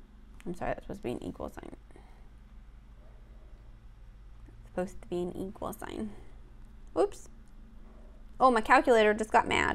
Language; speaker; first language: English; native; English